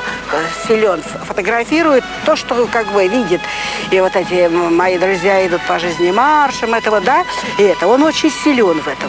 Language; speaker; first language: Russian; native; Russian